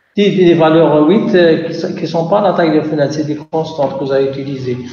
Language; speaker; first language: French; non-native, local second language; Arabic